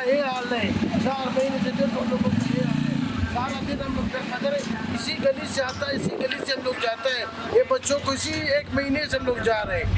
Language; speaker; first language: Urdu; non-native, local second language; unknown